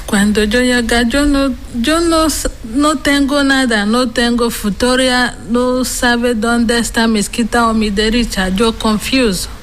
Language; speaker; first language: Spanish; non-native, learner; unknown